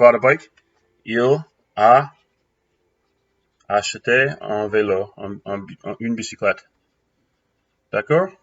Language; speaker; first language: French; non-native, fluent; English